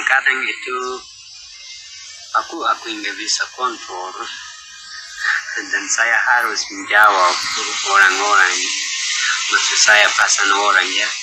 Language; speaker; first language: Indonesian; non-native, learner; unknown